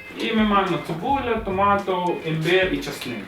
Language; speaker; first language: Ukrainian; non-native, learner; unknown